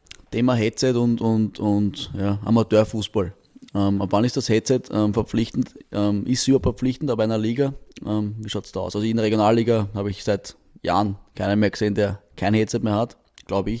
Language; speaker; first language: German; native; German